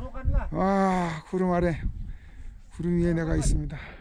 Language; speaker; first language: Korean; native; Korean